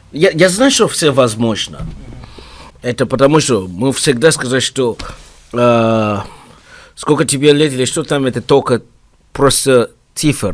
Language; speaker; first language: Russian; non-native, learner; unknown